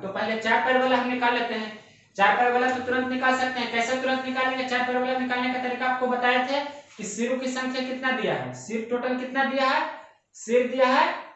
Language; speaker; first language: Hindi; native; Hindi